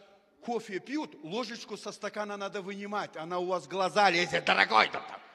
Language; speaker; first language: Russian; non-native, local second language; Uzbek